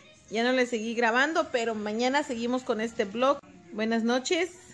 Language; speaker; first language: Spanish; native; Spanish